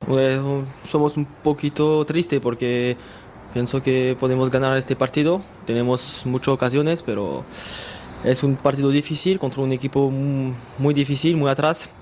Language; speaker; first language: Spanish; non-native, learner; French